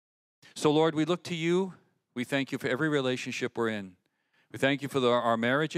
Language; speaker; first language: English; native; English